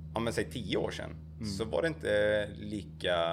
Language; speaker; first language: Swedish; native; Swedish